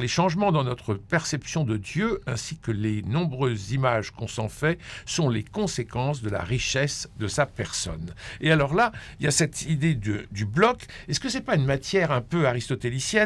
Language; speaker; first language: French; native; French